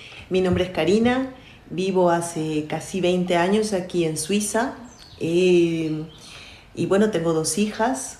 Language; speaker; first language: Spanish; native; Spanish